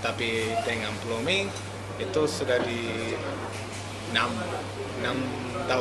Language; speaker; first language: Indonesian; non-native, learner; English